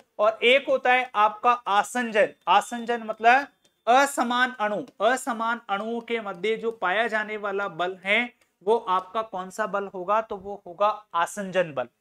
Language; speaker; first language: Hindi; native; Hindi